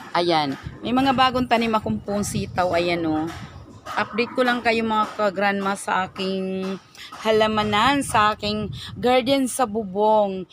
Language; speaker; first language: Filipino; non-native, local second language; Bikol